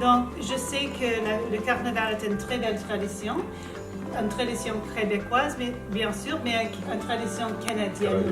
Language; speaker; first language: French; non-native, local second language; English